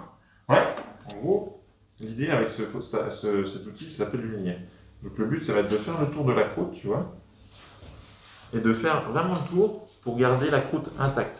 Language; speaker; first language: French; native; French